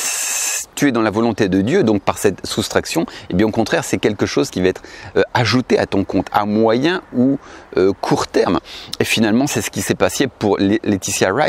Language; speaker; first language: French; native; French